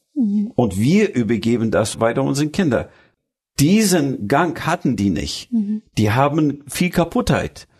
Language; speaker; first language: German; early bilingual, other home language; Russian